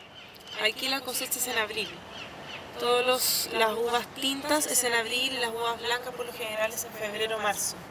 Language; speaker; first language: Spanish; native; Spanish